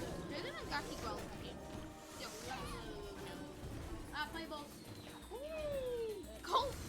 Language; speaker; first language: Welsh; non-native, local second language; English